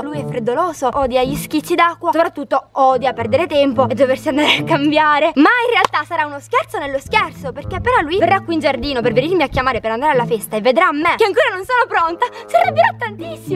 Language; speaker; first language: Italian; native; Italian